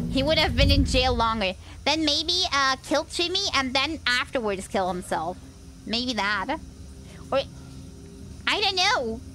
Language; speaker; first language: English; non-native, fluent; German